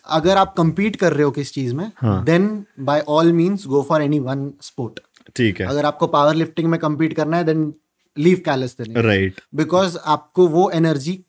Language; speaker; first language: Hindi; non-native, local second language; Punjabi